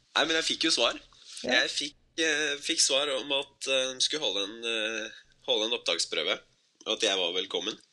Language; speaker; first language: Norwegian; early bilingual, other home language; Spanish